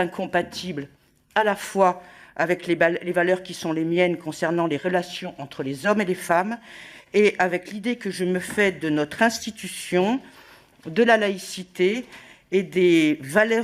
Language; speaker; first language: French; native; French